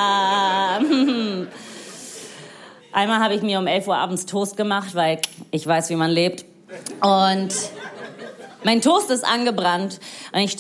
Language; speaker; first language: German; non-native, fluent; Italian